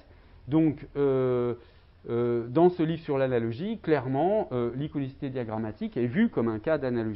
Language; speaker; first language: French; native; French